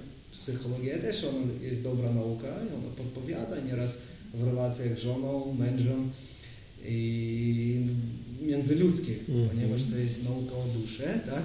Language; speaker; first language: Polish; non-native, learner; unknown